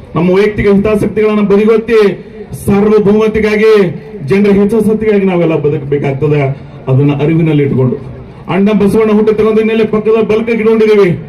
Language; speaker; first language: Kannada; native; Kannada